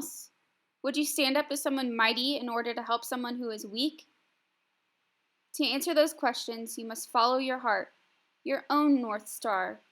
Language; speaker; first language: English; native; English